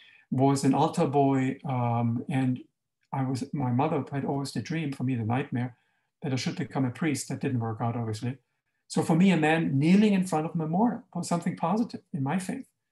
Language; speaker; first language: English; non-native, fluent; German